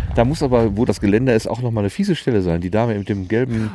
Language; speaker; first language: German; native; German